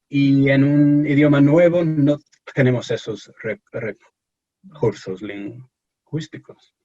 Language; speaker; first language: Spanish; non-native, fluent; English